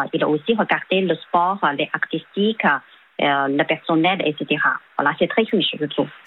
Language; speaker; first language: French; non-native, fluent; Chinese